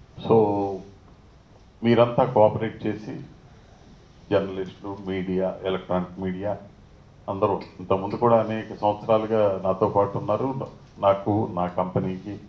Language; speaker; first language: Telugu; native; Telugu